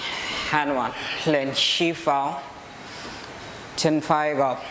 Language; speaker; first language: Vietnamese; non-native, learner; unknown